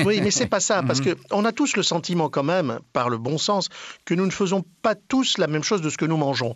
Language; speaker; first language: French; native; French